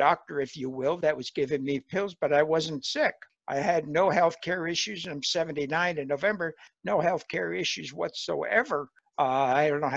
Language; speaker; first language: English; native; English